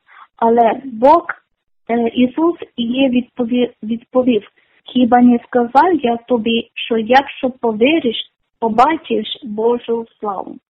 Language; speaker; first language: Ukrainian; non-native, learner; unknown